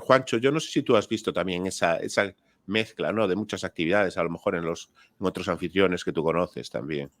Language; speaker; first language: Spanish; native; Spanish